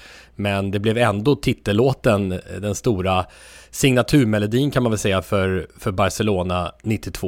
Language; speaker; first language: Swedish; native; Swedish